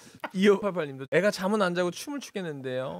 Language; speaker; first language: Korean; native; Korean